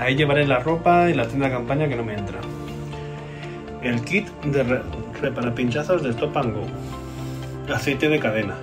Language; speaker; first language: Spanish; native; Spanish